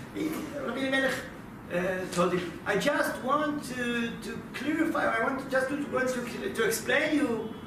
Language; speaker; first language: English; non-native, fluent; Hebrew